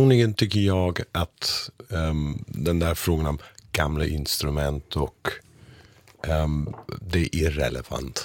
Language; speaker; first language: Swedish; non-native, fluent; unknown